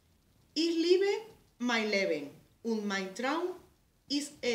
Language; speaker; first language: German; non-native, learner; Spanish